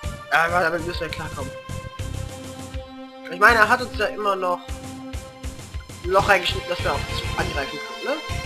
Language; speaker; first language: German; native; German